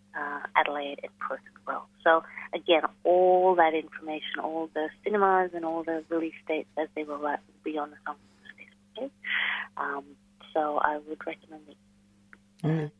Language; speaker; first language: English; non-native, local second language; Hindi